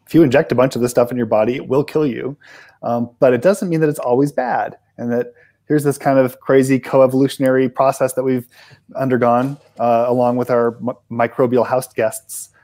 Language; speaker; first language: English; native; English